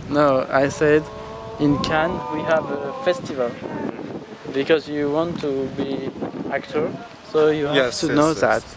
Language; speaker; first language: English; non-native, learner; French